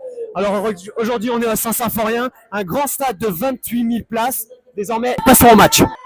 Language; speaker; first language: French; native; French